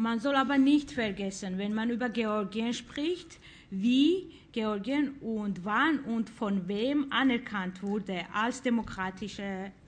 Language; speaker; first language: German; non-native, fluent; Georgian